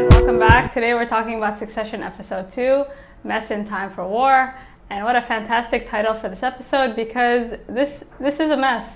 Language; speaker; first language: English; native; English